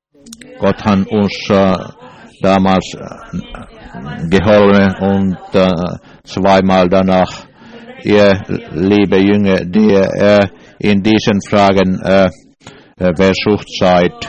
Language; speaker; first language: German; non-native, learner; English